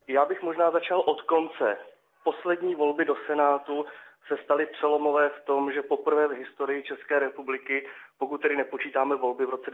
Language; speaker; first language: Czech; native; Czech